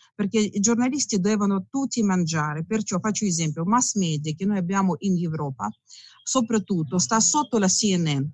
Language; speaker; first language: Italian; non-native, fluent; Russian